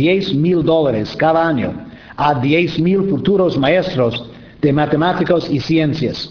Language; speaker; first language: Spanish; non-native, fluent; English